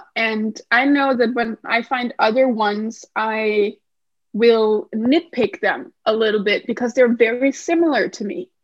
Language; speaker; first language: English; non-native, fluent; Danish